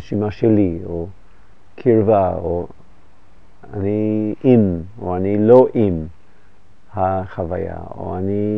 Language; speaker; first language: Hebrew; non-native, fluent; English